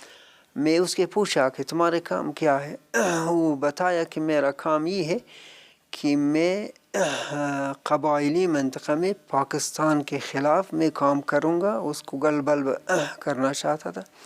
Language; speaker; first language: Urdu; non-native, learner; Persian